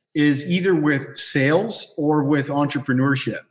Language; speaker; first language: English; native; English